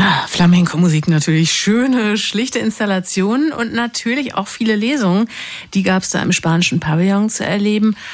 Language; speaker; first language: German; native; German